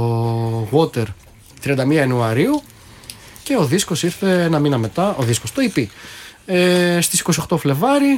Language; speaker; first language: Greek; native; Greek